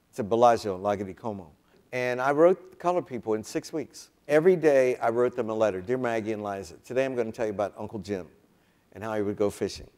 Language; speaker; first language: English; native; English